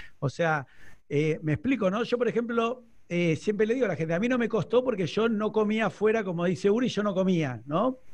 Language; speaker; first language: Spanish; native; Spanish